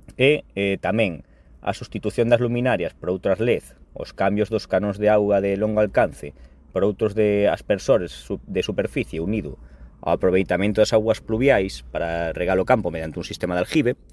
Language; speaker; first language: Galician; native; Galician